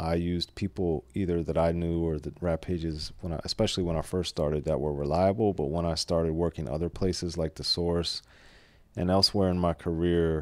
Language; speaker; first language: English; native; English